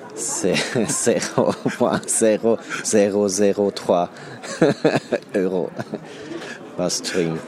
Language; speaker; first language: French; non-native, learner; German